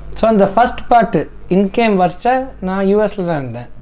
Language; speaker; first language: Tamil; early bilingual, heritage; Tamil